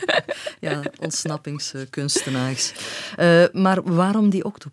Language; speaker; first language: Dutch; native; Dutch